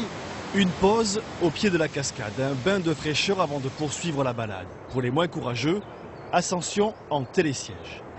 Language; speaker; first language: French; native; French